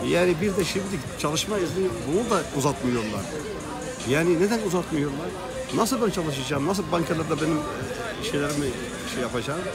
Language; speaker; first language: Turkish; non-native, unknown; Arabic